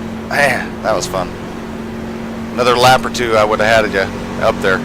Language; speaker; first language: English; native; English